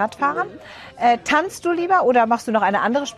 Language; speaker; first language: German; native; German